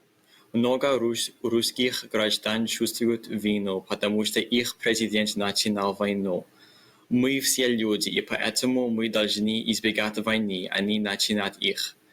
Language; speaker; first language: Russian; non-native, learner; English